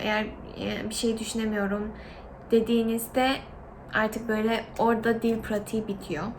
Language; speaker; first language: Turkish; non-native, fluent; Korean